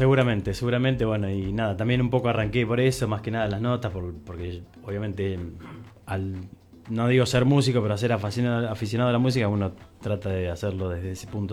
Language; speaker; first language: Spanish; native; Spanish